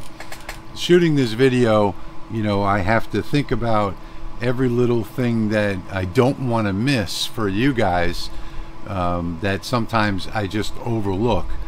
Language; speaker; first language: English; native; English